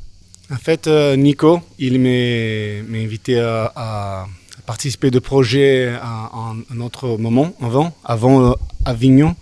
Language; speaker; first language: French; non-native, learner; Portuguese